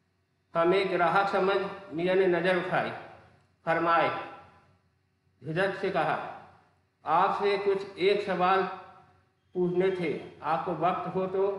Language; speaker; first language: Hindi; native; Hindi